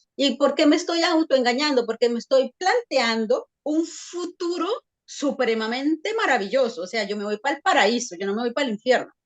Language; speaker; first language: Spanish; native; Spanish